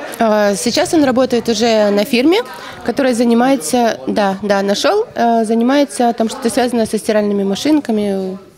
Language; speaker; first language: Russian; native; Russian